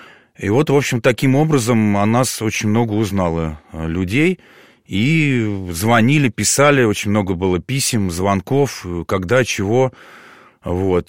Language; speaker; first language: Russian; native; Russian